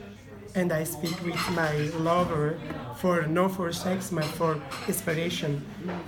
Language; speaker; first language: English; non-native, learner; Italian